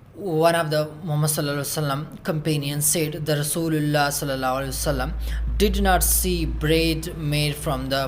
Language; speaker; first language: English; non-native, local second language; Urdu